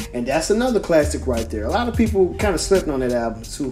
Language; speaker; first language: English; native; English